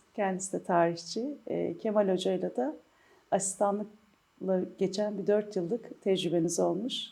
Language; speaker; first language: Turkish; native; Turkish